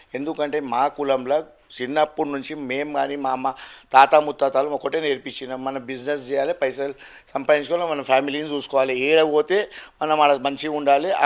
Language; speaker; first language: Telugu; non-native, local second language; Gujarati